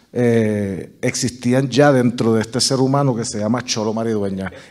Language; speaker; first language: Spanish; native; Spanish